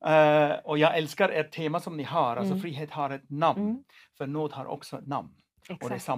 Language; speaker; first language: Swedish; non-native, fluent; German